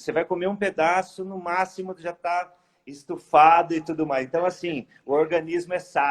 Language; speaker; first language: Portuguese; native; Portuguese